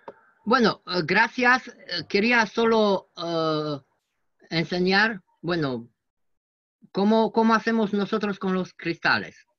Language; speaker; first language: Spanish; non-native, learner; French